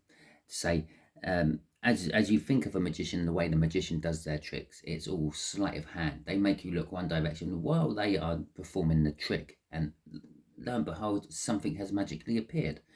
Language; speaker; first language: English; native; English